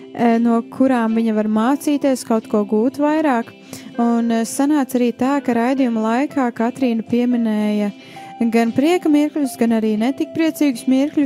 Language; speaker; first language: Latvian; native; Latvian